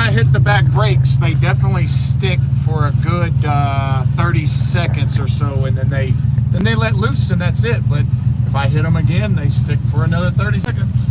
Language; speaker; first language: English; native; English